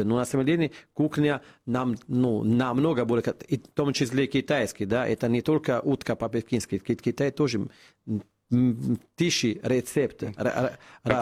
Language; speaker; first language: Russian; non-native, fluent; Italian